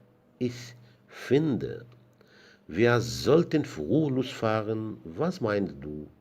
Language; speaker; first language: German; non-native, fluent; Arabic